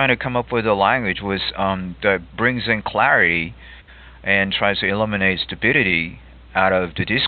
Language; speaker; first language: English; non-native, fluent; Japanese